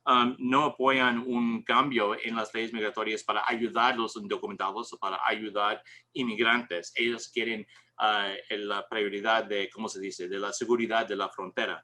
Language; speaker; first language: Spanish; non-native, learner; English